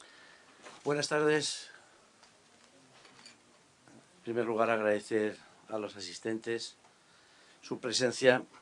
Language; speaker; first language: Spanish; native; Spanish